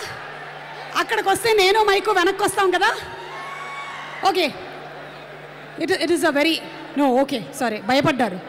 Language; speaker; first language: Telugu; native; Telugu